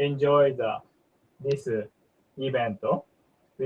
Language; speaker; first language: English; non-native, learner; Japanese